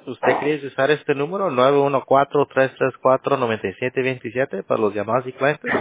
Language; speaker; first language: Spanish; early bilingual, heritage; Spanish